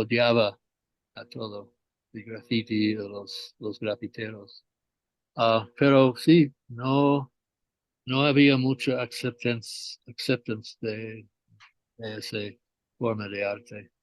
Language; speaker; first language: Spanish; non-native, fluent; English